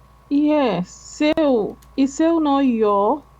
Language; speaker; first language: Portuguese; non-native, learner; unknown